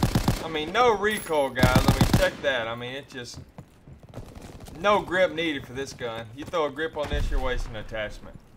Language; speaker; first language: English; native; English